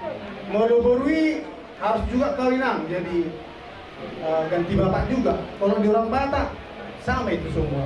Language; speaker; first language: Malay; non-native, local second language; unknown